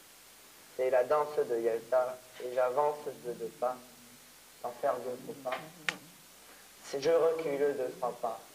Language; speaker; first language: French; native; French